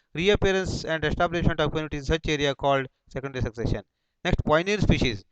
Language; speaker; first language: English; non-native, local second language; Kannada